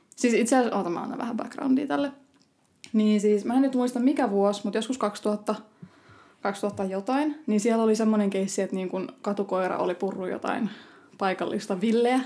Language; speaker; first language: Finnish; early bilingual, other home language; Romanian